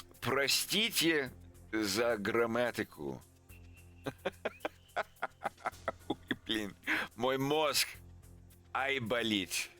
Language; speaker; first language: Russian; non-native, learner; English